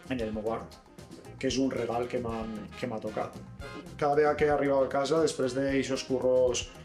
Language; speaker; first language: Catalan; native; Catalan